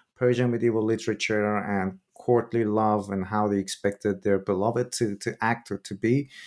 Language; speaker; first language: English; non-native, fluent; Persian